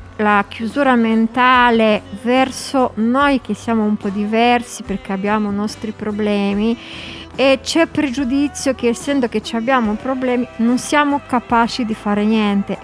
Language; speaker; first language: Italian; non-native, fluent; Polish